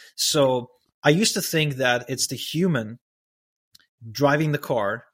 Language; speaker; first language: English; early bilingual, other home language; Hebrew